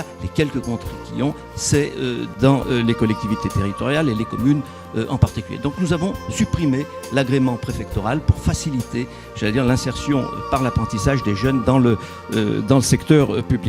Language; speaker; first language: French; native; French